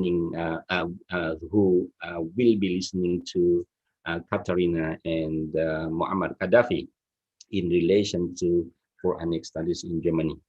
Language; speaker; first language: English; non-native, fluent; Indonesian